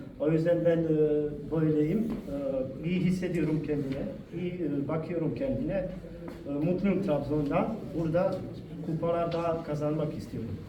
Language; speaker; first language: Turkish; non-native, fluent; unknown